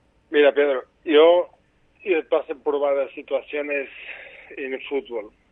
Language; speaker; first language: Spanish; non-native, fluent; Portuguese